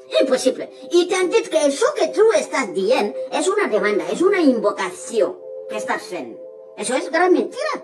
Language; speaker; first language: Catalan; non-native, fluent; Fula